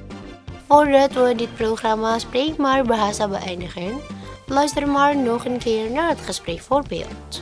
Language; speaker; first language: Dutch; non-native, learner; Indonesian